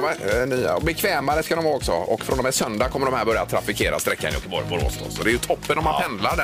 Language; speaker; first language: Swedish; native; Swedish